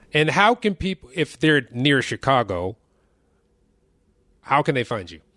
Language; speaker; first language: English; native; English